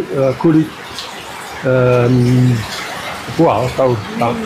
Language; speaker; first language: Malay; non-native, fluent; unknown